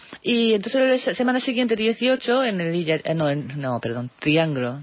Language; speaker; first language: Spanish; non-native, fluent; Japanese